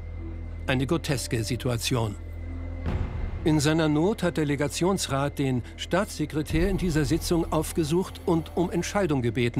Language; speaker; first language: German; native; German